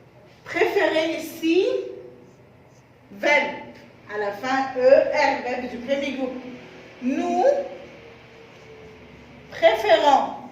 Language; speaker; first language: French; non-native, fluent; Arabic